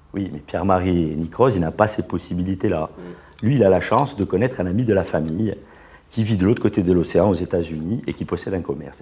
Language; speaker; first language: French; native; French